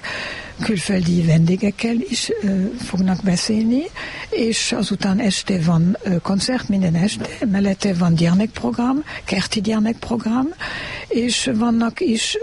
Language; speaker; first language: Hungarian; non-native, learner; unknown